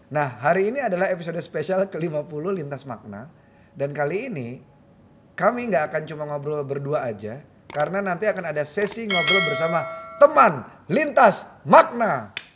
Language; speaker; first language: Indonesian; native; Indonesian